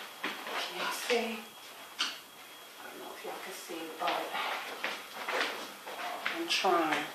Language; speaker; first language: English; native; English